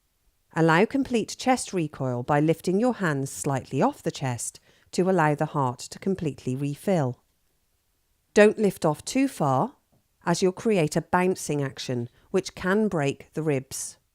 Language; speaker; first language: English; native; English